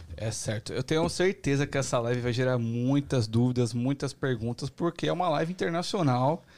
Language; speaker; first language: Portuguese; native; Portuguese